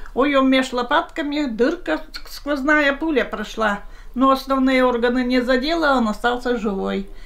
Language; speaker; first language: Russian; native; Russian